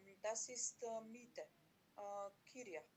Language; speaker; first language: German; non-native, learner; Macedonian